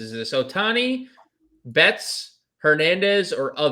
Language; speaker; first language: English; native; English